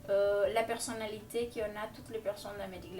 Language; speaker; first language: French; non-native, learner; Spanish